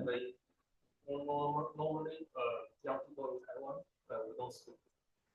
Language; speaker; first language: English; non-native, fluent; Chinese